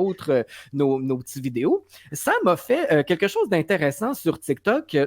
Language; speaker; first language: French; native; French